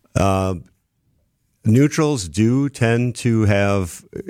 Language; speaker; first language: English; native; English